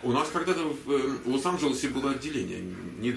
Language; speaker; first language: Russian; native; Russian